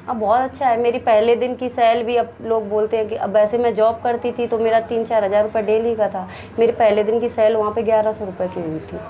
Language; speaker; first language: Hindi; native; Hindi